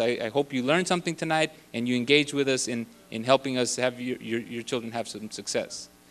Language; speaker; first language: English; early bilingual, other home language; Spanish